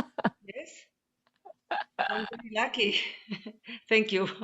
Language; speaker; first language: English; non-native, learner; Spanish